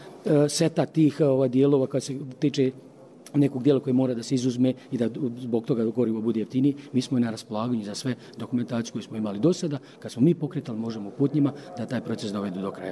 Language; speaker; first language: Croatian; native; Croatian